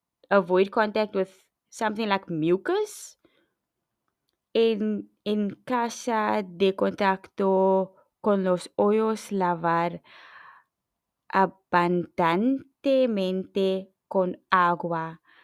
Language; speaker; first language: Spanish; non-native, learner; English